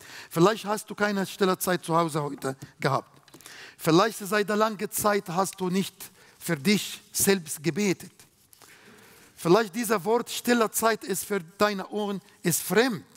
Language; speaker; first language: German; non-native, fluent; Arabic